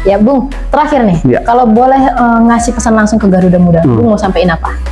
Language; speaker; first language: Indonesian; native; Indonesian